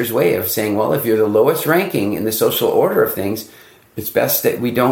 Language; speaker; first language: English; native; English